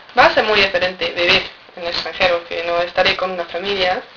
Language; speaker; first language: Spanish; non-native, learner; English